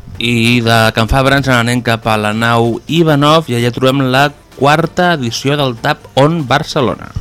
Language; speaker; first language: Catalan; native; Catalan